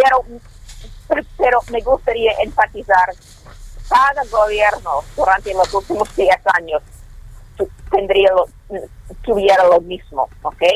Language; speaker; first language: Spanish; non-native, fluent; English